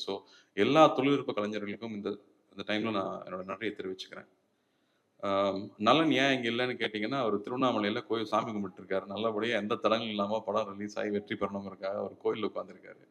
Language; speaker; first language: Tamil; native; Tamil